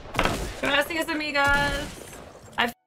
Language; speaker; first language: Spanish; non-native, learner; English